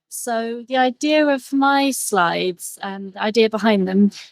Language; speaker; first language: English; native; English